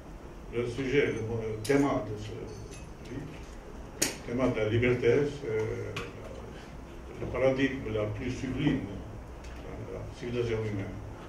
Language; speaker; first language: French; non-native, fluent; Albanian